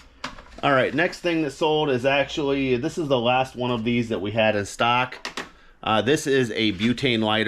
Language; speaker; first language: English; native; English